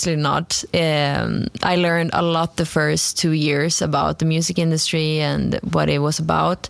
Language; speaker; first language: English; non-native, fluent; Swedish